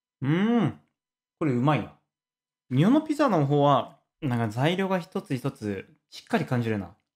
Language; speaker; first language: Japanese; non-native, fluent; Korean